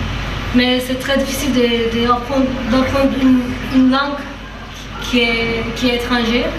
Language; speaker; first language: French; non-native, learner; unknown